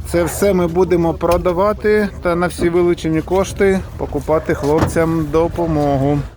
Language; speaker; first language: Ukrainian; non-native, local second language; Russian